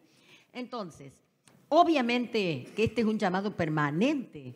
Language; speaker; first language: Spanish; native; Spanish